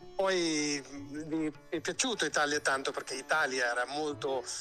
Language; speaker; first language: Italian; non-native, learner; Hindi